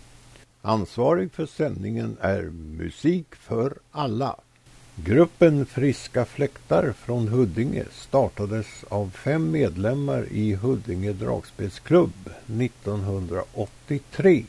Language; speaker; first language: Swedish; native; Swedish